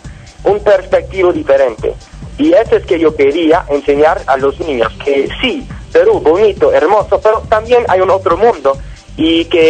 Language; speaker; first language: Spanish; non-native, learner; English